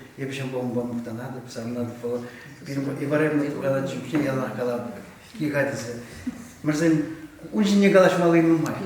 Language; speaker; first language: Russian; non-native, local second language; Chuvash